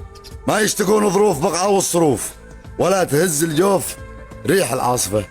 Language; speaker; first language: Arabic; native; Arabic